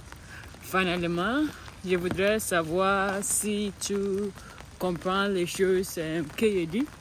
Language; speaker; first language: French; non-native, learner; English